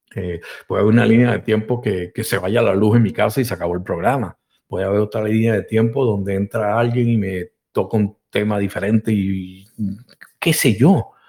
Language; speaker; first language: Spanish; native; Spanish